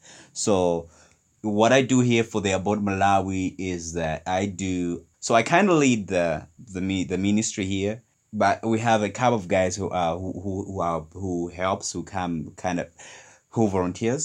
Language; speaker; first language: English; non-native, local second language; Nyanja